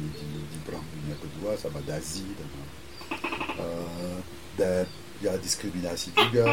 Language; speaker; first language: Indonesian; non-native, fluent; French